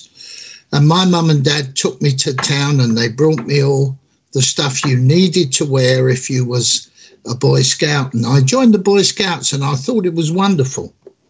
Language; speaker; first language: English; native; English